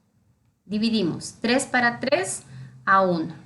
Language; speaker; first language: Spanish; native; Spanish